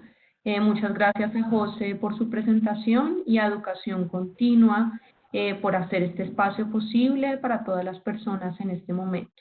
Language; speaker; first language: Spanish; native; Spanish